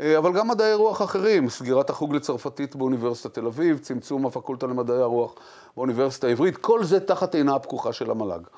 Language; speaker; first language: Hebrew; native; Hebrew